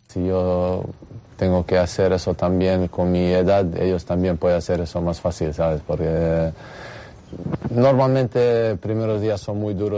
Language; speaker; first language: Spanish; non-native, fluent; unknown